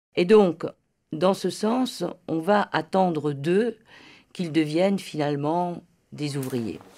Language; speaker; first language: French; native; French